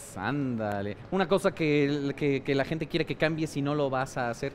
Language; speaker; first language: Spanish; native; Spanish